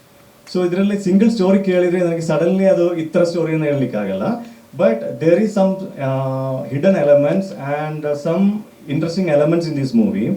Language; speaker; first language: Kannada; non-native, local second language; Malayalam